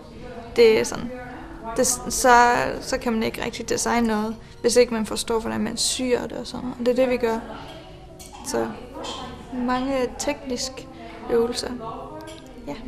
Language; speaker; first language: Danish; non-native, fluent; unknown